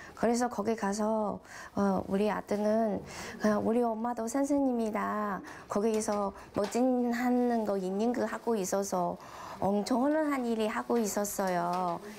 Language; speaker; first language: Korean; non-native, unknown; Chinese